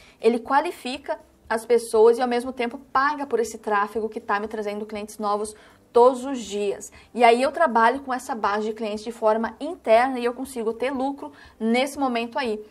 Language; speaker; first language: Portuguese; native; Portuguese